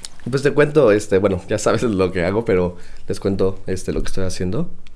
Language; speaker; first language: Spanish; native; Spanish